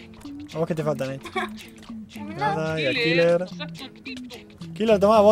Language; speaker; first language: Spanish; native; Spanish